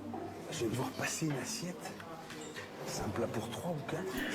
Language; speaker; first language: French; native; French